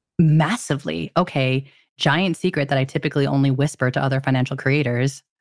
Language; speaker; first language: English; early bilingual, other home language; Filipino